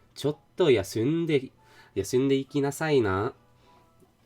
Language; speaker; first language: Japanese; non-native, learner; English